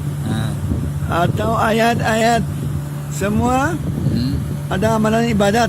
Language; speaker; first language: Indonesian; non-native, learner; Urdu